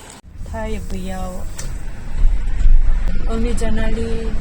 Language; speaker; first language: English; non-native, learner; Chinese